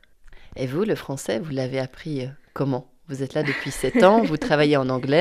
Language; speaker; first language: French; native; French